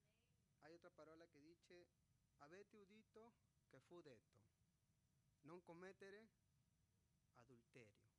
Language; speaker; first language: Italian; non-native, fluent; Spanish